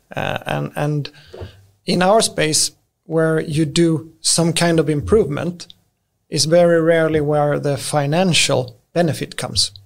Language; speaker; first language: English; non-native, fluent; Swedish